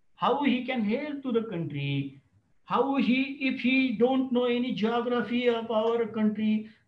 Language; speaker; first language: English; non-native, local second language; Marathi